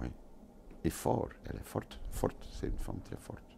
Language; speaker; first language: French; non-native, local second language; Dutch